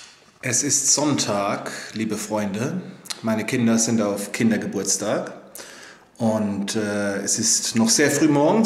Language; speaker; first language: German; native; German